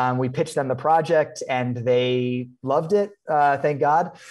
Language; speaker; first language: English; native; English